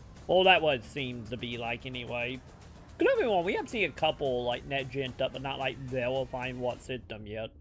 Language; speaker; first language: English; native; English